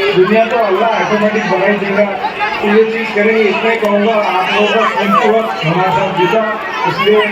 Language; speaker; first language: Hindi; non-native, local second language; Urdu